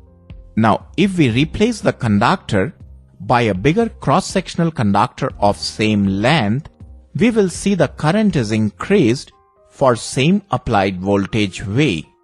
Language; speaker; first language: English; non-native, local second language; Telugu